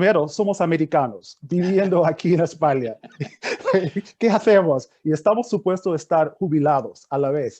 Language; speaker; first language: Spanish; non-native, fluent; English